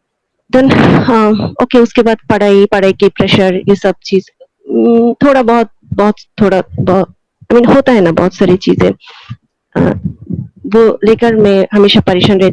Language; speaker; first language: Hindi; non-native, local second language; Bangla